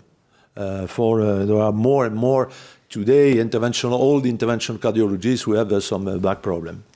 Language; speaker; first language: English; non-native, fluent; French